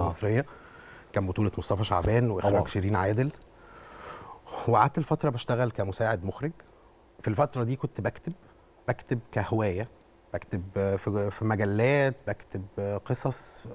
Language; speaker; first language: Arabic; native; Arabic